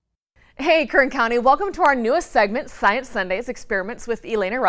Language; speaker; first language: English; native; English